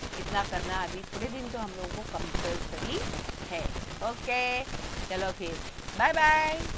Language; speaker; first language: Hindi; non-native, local second language; Marathi